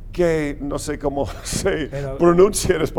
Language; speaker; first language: Spanish; non-native, fluent; English